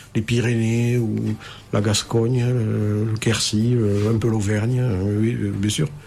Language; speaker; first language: French; native; French